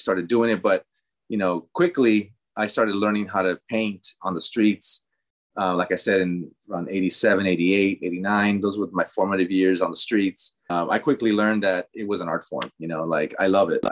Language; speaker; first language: English; early bilingual, other home language; Spanish